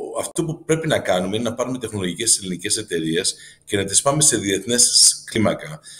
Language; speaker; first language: Greek; early bilingual, heritage; Greek